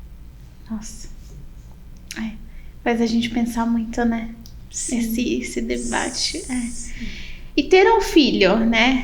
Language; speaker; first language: Portuguese; native; Portuguese